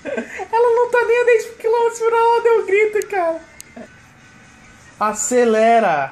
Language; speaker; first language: Portuguese; native; Portuguese